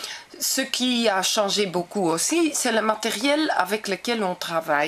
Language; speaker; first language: French; non-native, local second language; Dutch